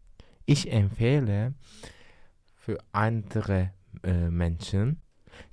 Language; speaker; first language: German; non-native, learner; Turkish